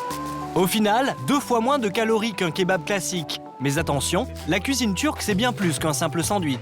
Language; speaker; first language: French; native; French